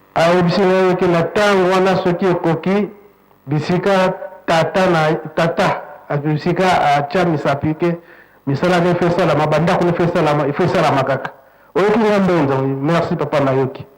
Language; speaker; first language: Lingala; non-native, local second language; Kongo